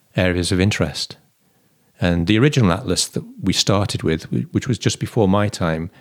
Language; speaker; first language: English; native; English